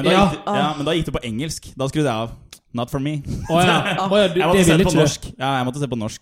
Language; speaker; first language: Norwegian; native; Norwegian